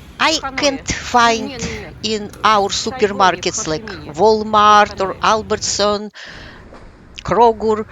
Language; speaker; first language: English; non-native, fluent; Russian